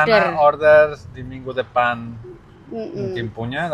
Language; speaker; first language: Indonesian; non-native, learner; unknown